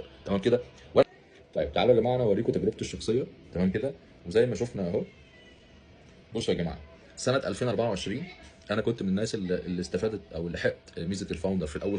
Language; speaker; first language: Arabic; native; Arabic